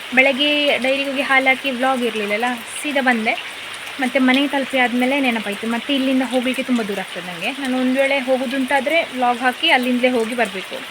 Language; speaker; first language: Kannada; non-native, local second language; Konkani